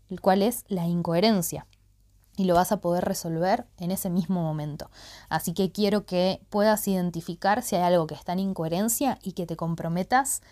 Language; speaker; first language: Spanish; native; Spanish